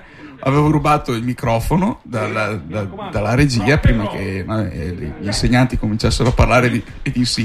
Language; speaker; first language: Italian; native; Italian